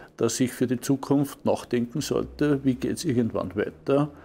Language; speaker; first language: German; native; German